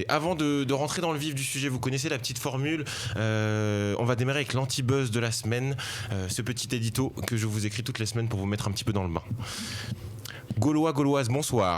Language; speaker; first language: French; native; French